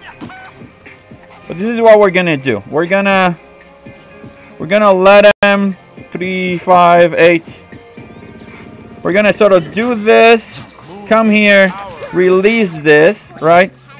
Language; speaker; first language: English; non-native, local second language; Spanish